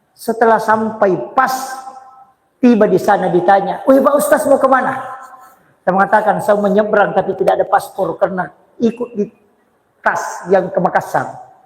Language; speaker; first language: Indonesian; non-native, local second language; Buginese